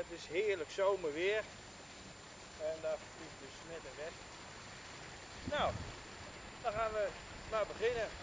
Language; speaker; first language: Dutch; native; Dutch